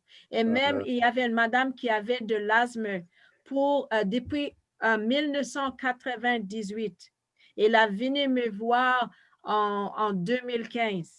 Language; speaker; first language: French; non-native, fluent; English